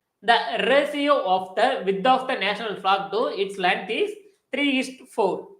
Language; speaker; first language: English; non-native, local second language; Tamil